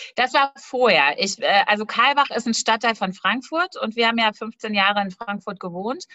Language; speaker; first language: German; native; German